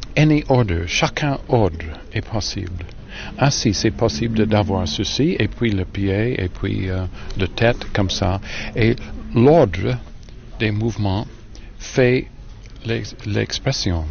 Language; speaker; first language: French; non-native, learner; English